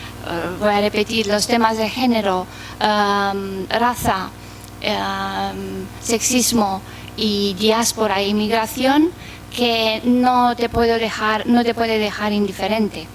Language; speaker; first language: Spanish; non-native, fluent; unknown